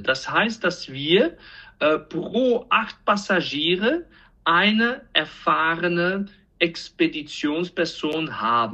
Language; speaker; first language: German; non-native, fluent; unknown